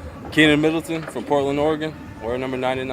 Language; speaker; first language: English; native; English